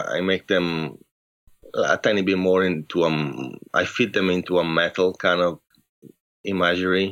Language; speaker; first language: English; non-native, fluent; Italian